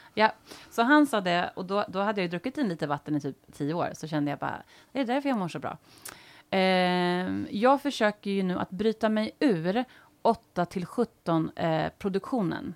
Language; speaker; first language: Swedish; native; Swedish